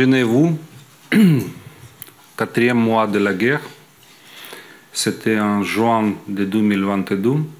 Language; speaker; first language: French; non-native, fluent; Ukrainian